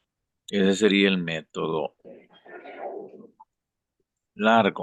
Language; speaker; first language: Spanish; native; Spanish